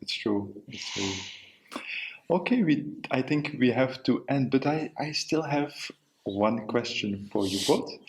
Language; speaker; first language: English; non-native, fluent; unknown